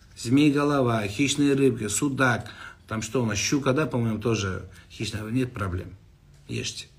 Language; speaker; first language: Russian; non-native, local second language; Kazakh